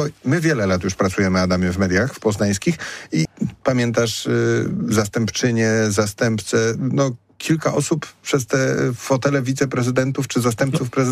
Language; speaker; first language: Polish; native; Polish